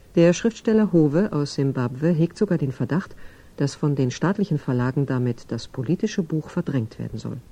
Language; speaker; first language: German; native; German